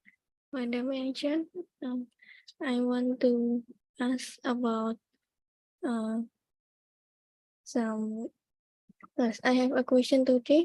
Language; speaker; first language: English; non-native, learner; Indonesian